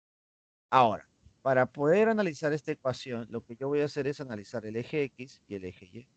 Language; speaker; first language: Spanish; native; Spanish